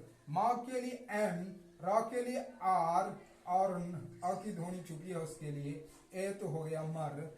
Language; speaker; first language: Hindi; native; Hindi